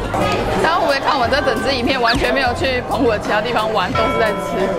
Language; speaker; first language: Chinese; native; Chinese